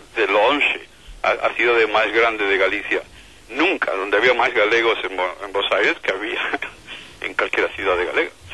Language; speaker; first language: Galician; non-native, fluent; Spanish